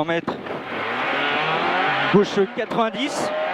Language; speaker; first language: French; native; French